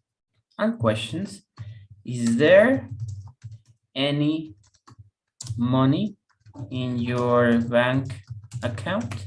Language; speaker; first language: English; non-native, fluent; Spanish